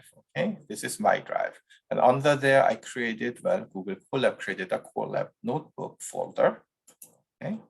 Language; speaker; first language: English; non-native, fluent; Korean